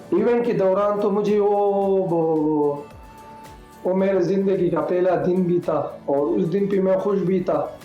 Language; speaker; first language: Hindi; non-native, local second language; Pashto